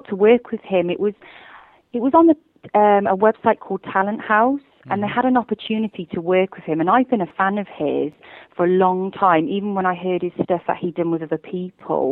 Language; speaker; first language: English; native; English